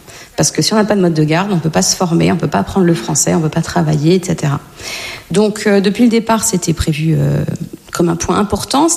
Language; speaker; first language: French; native; French